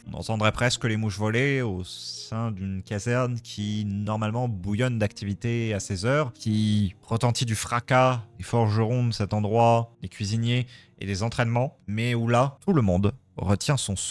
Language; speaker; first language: French; native; French